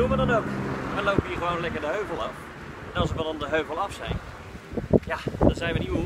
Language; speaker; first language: Dutch; native; Dutch